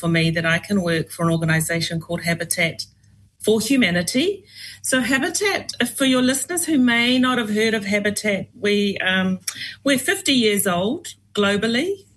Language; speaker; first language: English; native; English